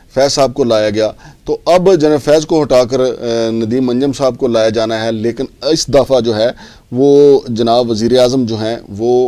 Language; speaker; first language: Urdu; native; Urdu